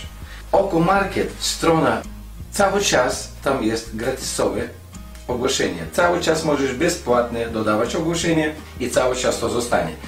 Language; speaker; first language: Polish; non-native, fluent; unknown